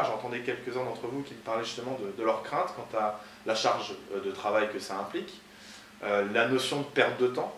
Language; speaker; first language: French; native; French